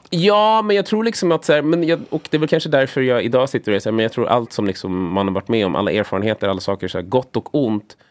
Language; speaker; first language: Swedish; native; Swedish